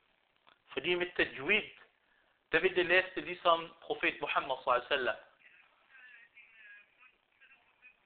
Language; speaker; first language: Danish; early bilingual, other home language; Arabic